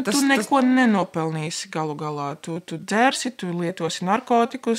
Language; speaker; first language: Latvian; non-native, local second language; Russian